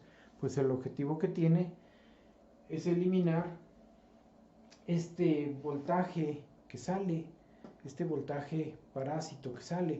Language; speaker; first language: Spanish; native; Spanish